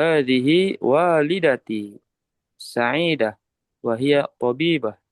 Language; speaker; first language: Arabic; non-native, learner; Indonesian